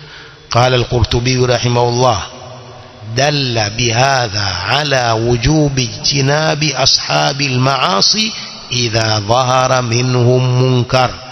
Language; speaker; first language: Arabic; non-native, fluent; Swahili